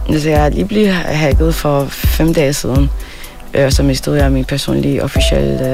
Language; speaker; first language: Danish; early bilingual, other home language; Arabic